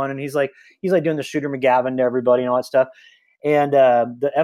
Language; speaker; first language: English; native; English